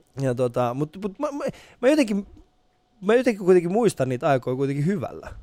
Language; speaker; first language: Finnish; early bilingual, other home language; Persian